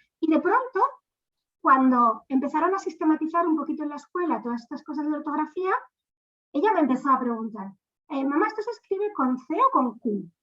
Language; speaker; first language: Spanish; native; Spanish